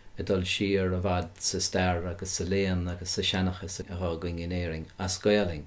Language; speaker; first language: Irish; native; Irish